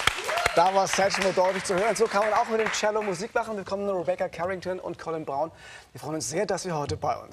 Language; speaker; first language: German; native; German